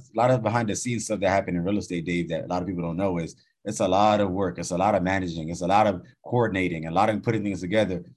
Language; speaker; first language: English; native; English